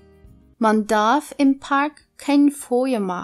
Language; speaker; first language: German; non-native, fluent; Turkish